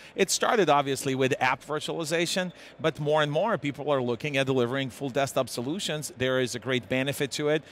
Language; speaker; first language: English; non-native, fluent; Serbian